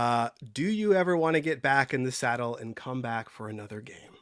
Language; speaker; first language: English; native; English